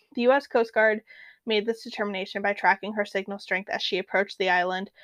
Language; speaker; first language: English; native; English